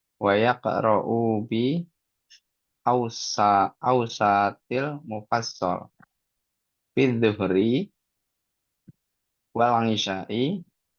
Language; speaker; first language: Arabic; non-native, learner; Indonesian